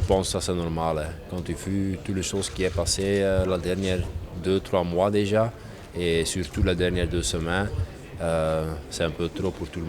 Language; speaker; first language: French; non-native, learner; Dutch